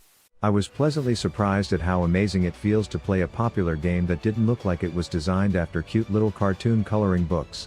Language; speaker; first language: English; native; English